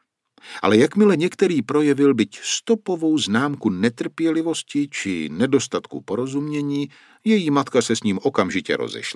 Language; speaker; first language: Czech; native; Czech